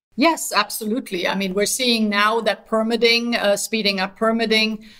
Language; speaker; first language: English; non-native, fluent; German